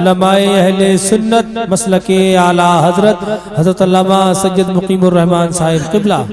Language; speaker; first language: Urdu; native; Urdu